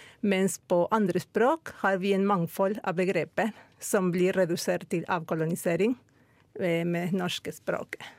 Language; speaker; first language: Norwegian; non-native, fluent; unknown